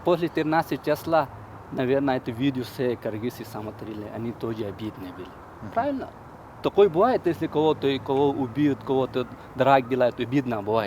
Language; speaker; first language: Russian; non-native, learner; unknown